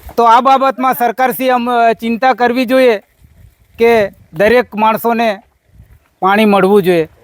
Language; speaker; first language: Gujarati; native; Gujarati